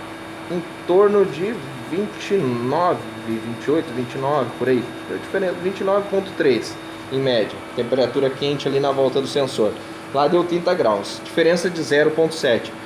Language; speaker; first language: Portuguese; native; Portuguese